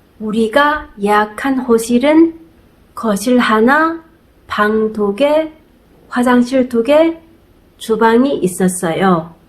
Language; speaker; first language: Korean; non-native, fluent; Chinese